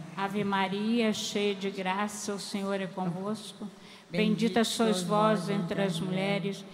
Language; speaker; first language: Portuguese; native; Portuguese